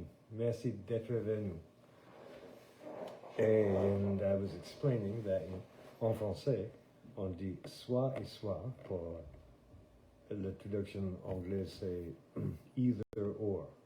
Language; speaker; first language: French; non-native, fluent; English